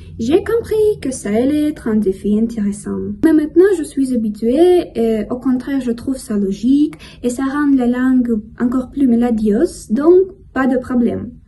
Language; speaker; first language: French; non-native, learner; Russian